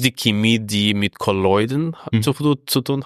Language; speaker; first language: German; non-native, fluent; Russian